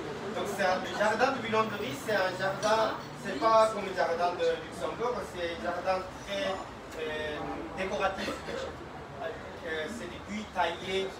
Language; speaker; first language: French; non-native, fluent; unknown